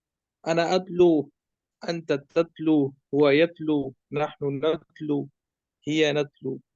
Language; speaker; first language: Arabic; non-native, learner; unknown